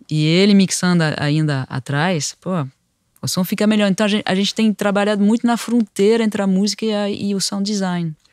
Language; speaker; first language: Portuguese; non-native, fluent; French